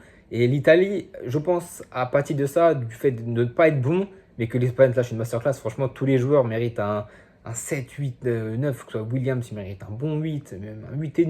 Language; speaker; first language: French; native; French